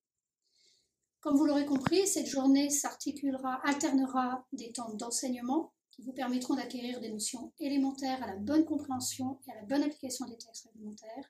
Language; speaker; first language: French; native; French